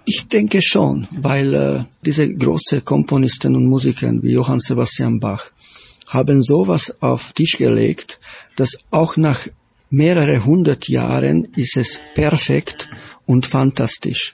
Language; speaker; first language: German; non-native, fluent; Slovak